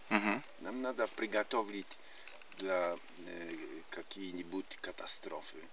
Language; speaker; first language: Russian; non-native, learner; Polish